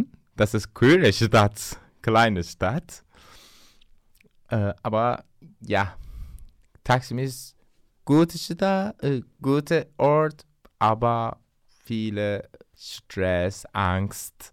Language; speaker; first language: German; non-native, learner; Turkish